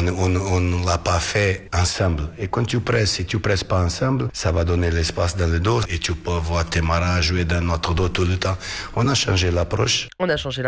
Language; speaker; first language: French; non-native, fluent; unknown